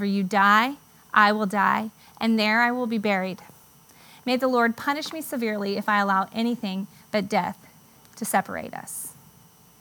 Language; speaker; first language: English; native; English